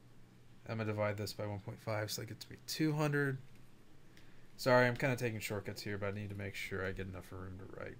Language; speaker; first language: English; native; English